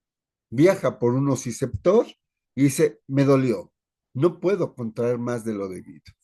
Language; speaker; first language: Spanish; native; Spanish